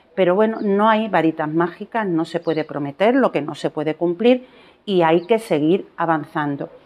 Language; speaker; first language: Spanish; native; Spanish